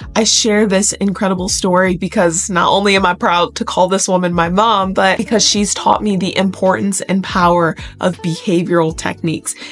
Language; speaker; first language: English; native; English